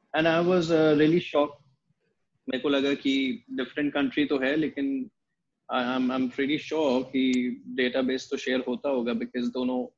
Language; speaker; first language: Hindi; native; Hindi